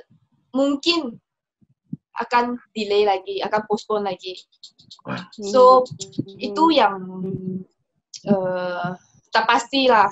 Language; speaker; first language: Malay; non-native, local second language; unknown